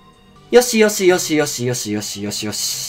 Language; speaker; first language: Japanese; native; Japanese